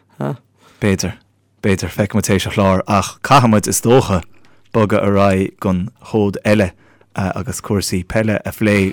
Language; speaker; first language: Irish; native; Irish